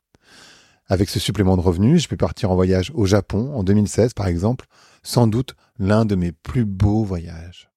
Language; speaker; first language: French; native; French